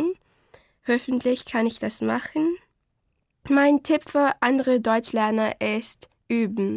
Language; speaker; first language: German; non-native, learner; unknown